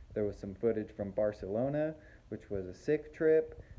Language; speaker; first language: English; native; English